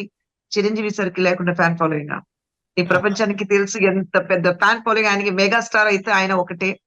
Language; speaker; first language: Telugu; non-native, fluent; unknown